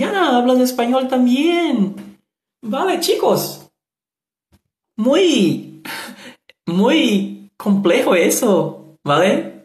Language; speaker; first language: Spanish; non-native, learner; Portuguese